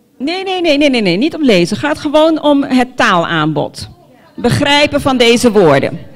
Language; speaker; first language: Dutch; non-native, local second language; Papiamento